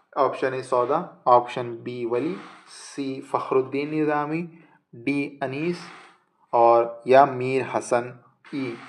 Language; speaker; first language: Urdu; native; Urdu